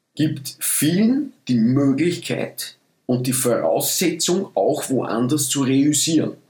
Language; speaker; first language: German; early bilingual, other home language; Dutch